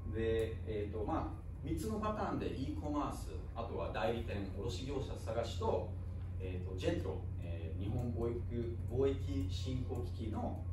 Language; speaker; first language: Japanese; non-native, fluent; German